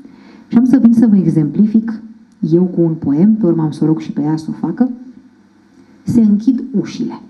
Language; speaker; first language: Romanian; native; Romanian